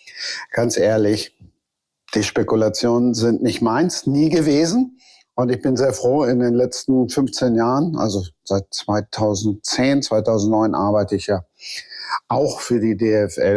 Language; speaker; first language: German; native; German